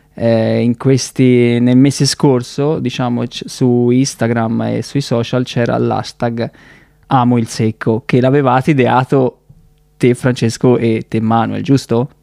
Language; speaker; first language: Italian; native; Italian